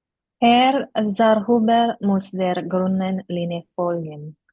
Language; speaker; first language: German; non-native, learner; Filipino